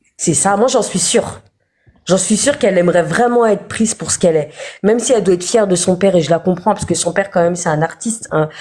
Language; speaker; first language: French; early bilingual, other home language; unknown